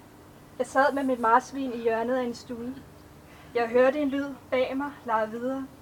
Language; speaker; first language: Danish; native; Danish